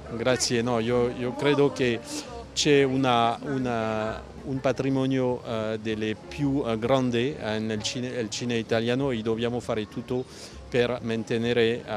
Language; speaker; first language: Italian; non-native, fluent; French